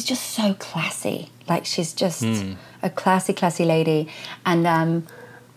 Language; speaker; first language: English; native; English